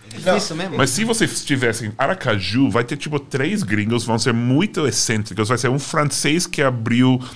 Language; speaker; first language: Portuguese; non-native, fluent; English